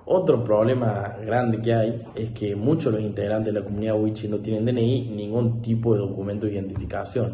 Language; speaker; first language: Spanish; native; Spanish